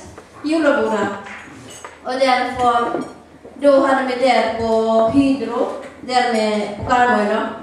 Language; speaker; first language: Norwegian; non-native, learner; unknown